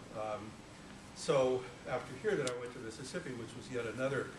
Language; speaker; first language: English; native; English